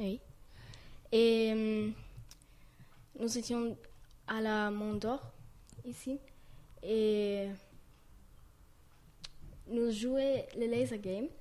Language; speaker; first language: French; non-native, learner; German